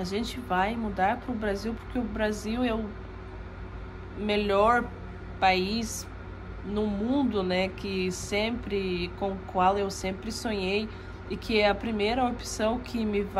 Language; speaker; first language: Portuguese; non-native, fluent; Russian